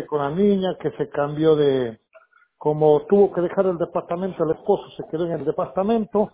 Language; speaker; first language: Spanish; native; Spanish